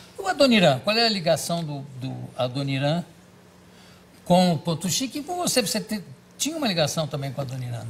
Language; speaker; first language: Portuguese; native; Portuguese